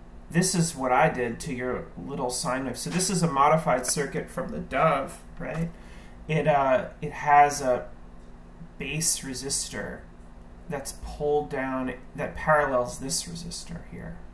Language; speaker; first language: English; native; English